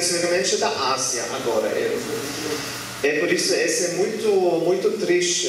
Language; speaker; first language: Portuguese; non-native, learner; German